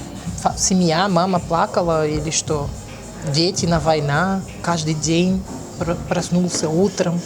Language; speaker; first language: Russian; non-native, learner; Portuguese